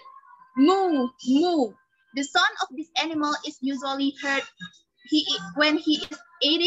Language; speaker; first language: English; non-native, learner; Indonesian